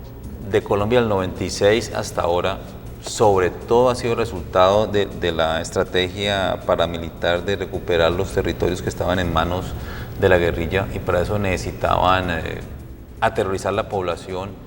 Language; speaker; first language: Spanish; native; Spanish